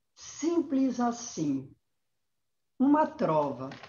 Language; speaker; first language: Portuguese; native; Portuguese